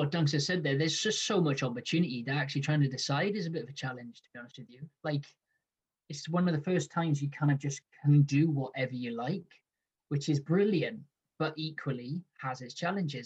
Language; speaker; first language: English; native; English